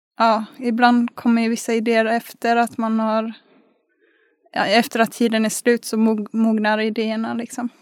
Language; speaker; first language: Swedish; early bilingual, other home language; Finnish